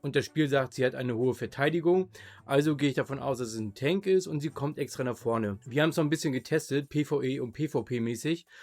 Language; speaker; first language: German; native; German